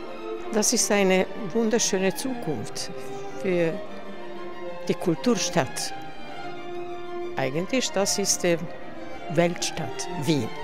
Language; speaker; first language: German; non-native, fluent; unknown